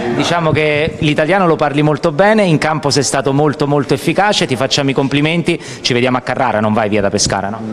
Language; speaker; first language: Italian; native; Italian